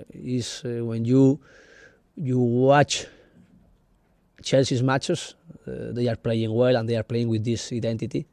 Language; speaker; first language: English; non-native, learner; Spanish